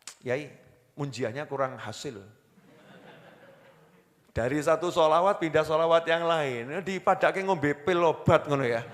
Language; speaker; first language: Indonesian; native; Indonesian